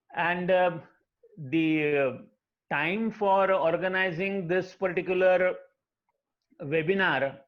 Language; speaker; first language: English; non-native, local second language; Marathi